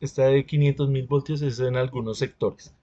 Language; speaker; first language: Spanish; native; Spanish